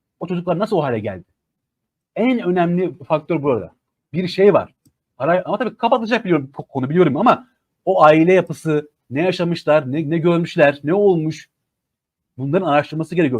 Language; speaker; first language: Turkish; native; Turkish